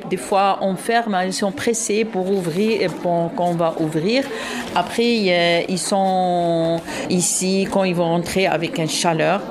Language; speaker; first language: French; non-native, local second language; Arabic